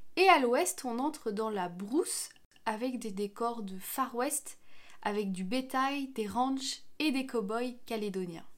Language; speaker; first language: French; native; French